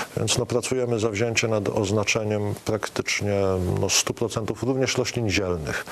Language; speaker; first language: Polish; native; Polish